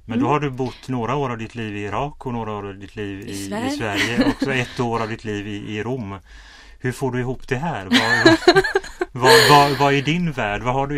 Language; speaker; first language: Swedish; native; Swedish